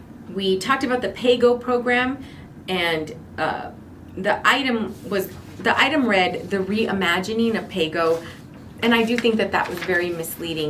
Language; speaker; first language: English; native; English